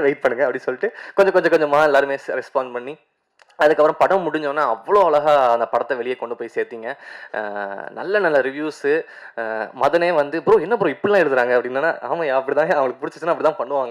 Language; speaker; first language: Tamil; native; Tamil